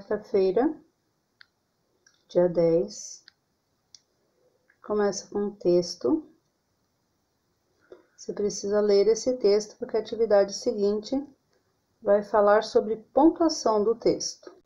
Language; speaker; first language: Portuguese; native; Portuguese